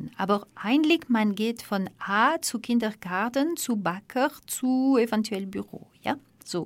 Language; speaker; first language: German; non-native, fluent; French